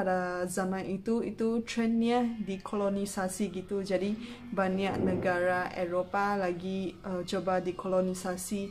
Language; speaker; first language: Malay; non-native, local second language; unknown